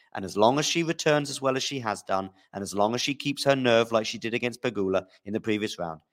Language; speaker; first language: English; native; English